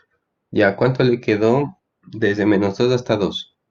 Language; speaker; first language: Spanish; native; Spanish